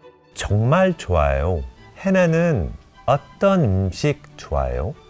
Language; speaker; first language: Korean; early bilingual, heritage; Korean